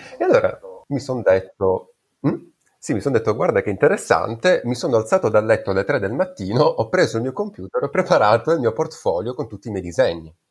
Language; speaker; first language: Italian; native; Italian